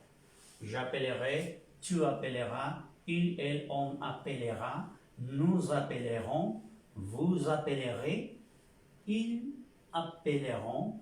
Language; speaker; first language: French; non-native, fluent; Spanish